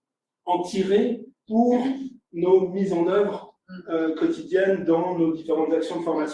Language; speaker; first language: French; native; French